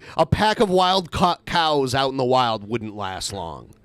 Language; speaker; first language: English; native; English